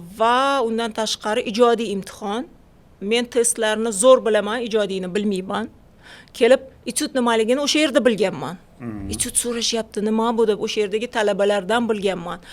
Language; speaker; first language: Uzbek; non-native, local second language; Russian